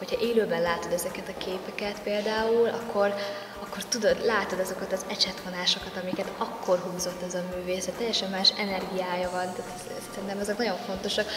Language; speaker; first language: Hungarian; early bilingual, other home language; Vietnamese